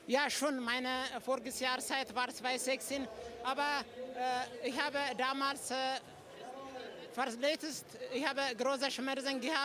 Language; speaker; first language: German; non-native, learner; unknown